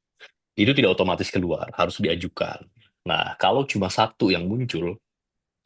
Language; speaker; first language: Indonesian; native; Indonesian